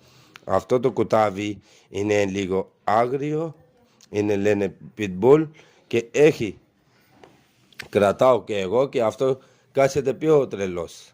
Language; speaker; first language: Greek; non-native, learner; Urdu